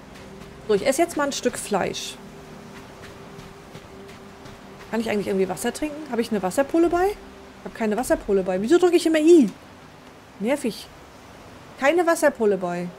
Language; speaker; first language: German; native; German